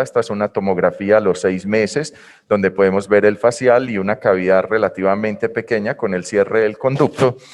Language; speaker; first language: Spanish; native; Spanish